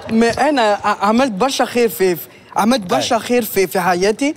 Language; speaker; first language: Arabic; early bilingual, other home language; French